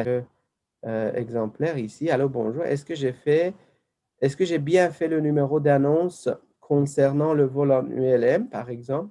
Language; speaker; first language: French; non-native, fluent; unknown